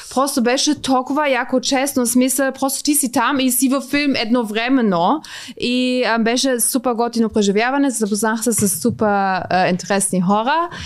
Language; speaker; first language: Bulgarian; native; Bulgarian